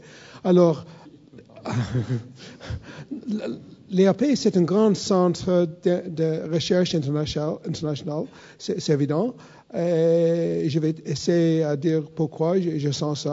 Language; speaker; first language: French; non-native, fluent; English